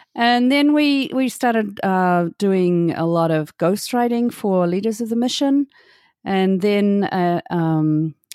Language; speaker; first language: English; native; English